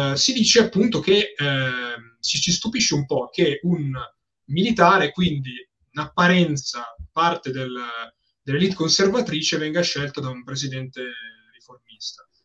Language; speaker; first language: Italian; native; Italian